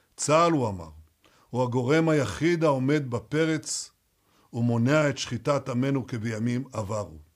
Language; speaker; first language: Hebrew; native; Hebrew